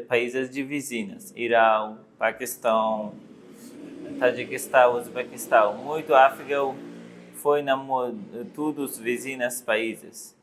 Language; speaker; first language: Portuguese; non-native, learner; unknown